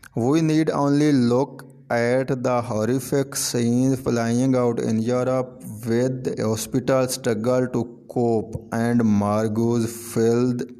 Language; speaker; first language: English; non-native, local second language; Urdu